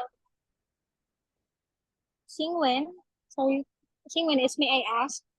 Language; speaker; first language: English; non-native, learner; Filipino